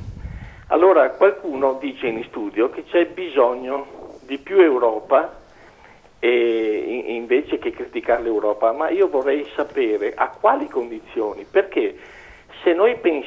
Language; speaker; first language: Italian; native; Italian